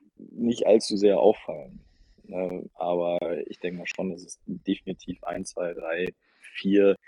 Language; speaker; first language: German; early bilingual, other home language; Russian